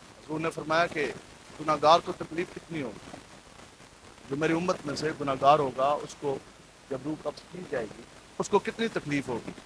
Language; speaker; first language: Urdu; non-native, local second language; Punjabi